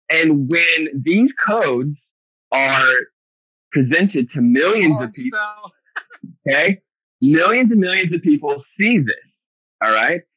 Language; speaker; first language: English; native; English